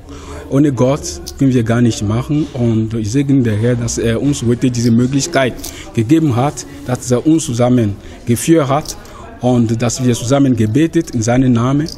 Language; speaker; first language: German; non-native, learner; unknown